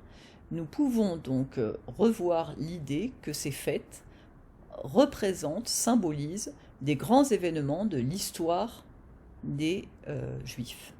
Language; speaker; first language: French; native; French